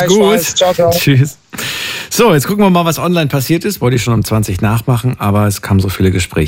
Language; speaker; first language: German; native; German